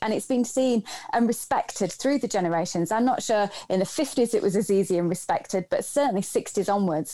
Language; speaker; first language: English; native; English